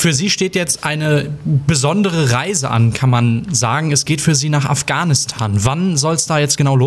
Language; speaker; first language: German; native; German